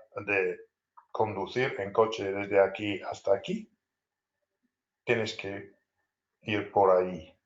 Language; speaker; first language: Spanish; non-native, fluent; English